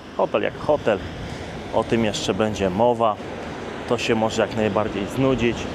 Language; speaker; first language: Polish; native; Polish